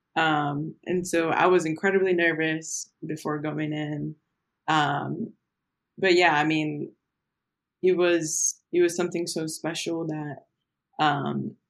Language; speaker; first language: English; early bilingual, other home language; Portuguese